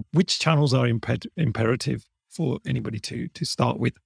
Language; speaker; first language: English; native; English